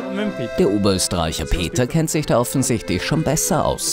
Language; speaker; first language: German; native; German